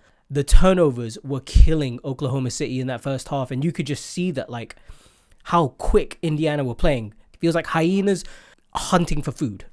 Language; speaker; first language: English; native; English